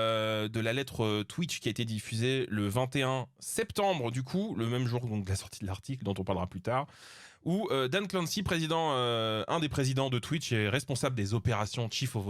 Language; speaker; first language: French; native; French